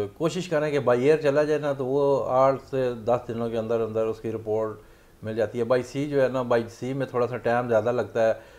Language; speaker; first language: Urdu; non-native, local second language; Punjabi